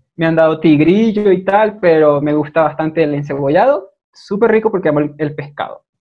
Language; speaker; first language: Spanish; native; Spanish